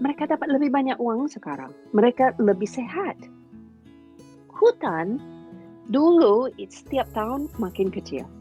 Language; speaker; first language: Indonesian; non-native, fluent; English